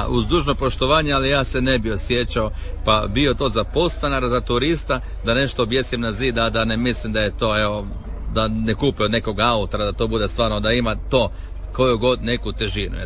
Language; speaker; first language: Serbian; native; Serbian